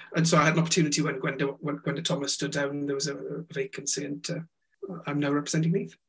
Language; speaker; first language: English; non-native, local second language; Welsh